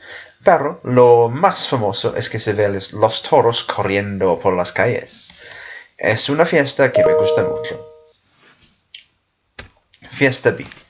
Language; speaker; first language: Spanish; non-native, fluent; English